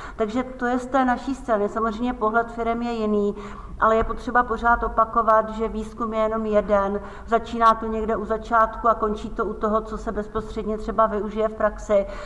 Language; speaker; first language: Czech; native; Czech